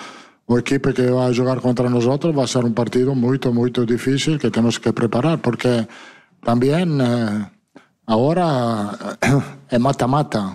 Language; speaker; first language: Portuguese; non-native, fluent; Italian